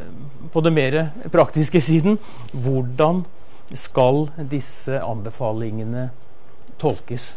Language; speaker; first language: Norwegian; native; Norwegian